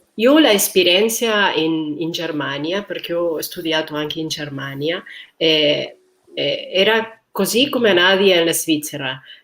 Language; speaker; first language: Italian; non-native, learner; Spanish